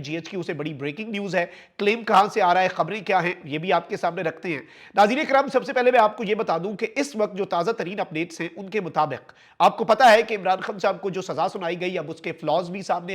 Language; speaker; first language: Urdu; native; Urdu